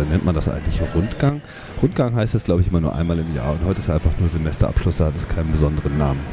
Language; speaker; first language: German; native; German